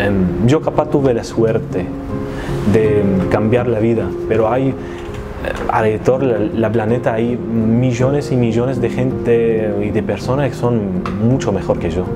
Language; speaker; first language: Spanish; non-native, fluent; Arabic